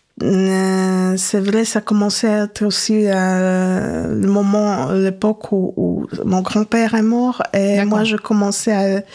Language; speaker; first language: French; non-native, fluent; Polish